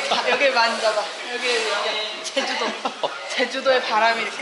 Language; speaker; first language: Korean; native; Korean